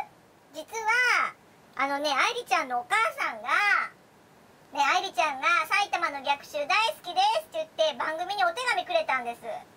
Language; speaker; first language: Japanese; native; Japanese